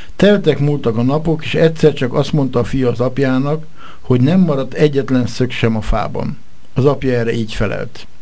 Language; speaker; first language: Hungarian; native; Hungarian